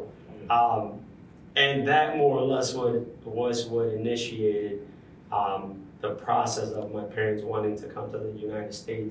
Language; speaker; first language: English; non-native, fluent; Spanish